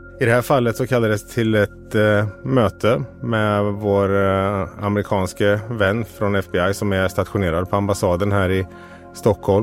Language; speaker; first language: Swedish; native; Swedish